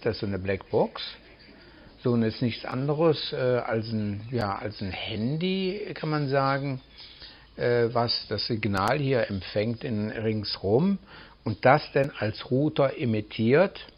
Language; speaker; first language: German; native; German